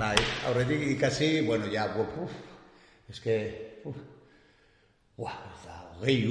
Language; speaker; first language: Basque; non-native, local second language; Spanish